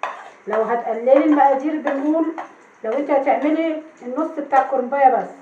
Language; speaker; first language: Arabic; native; Arabic